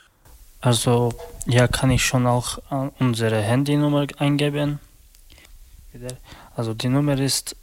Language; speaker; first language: German; non-native, learner; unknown